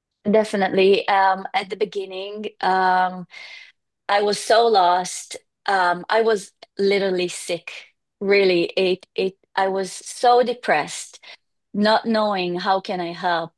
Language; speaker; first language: English; non-native, fluent; Hebrew